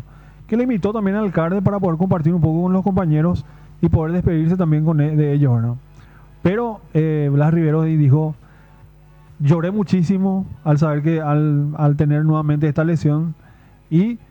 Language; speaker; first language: Spanish; native; Spanish